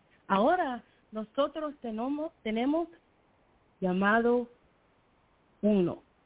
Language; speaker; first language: Spanish; non-native, learner; English